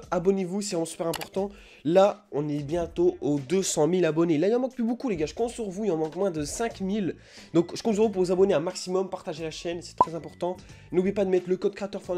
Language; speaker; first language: French; native; French